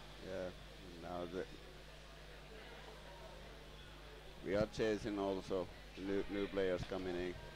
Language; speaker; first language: English; non-native, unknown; Finnish